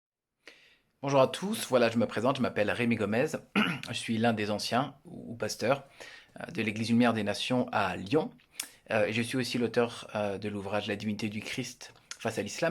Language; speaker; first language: French; native; French